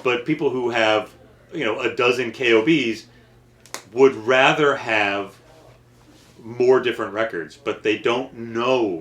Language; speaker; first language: English; native; English